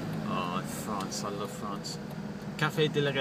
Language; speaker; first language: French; non-native, learner; English